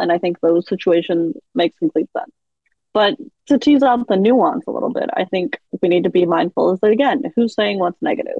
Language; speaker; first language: English; native; English